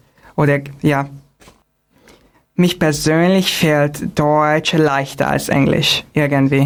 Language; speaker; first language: German; non-native, fluent; Hungarian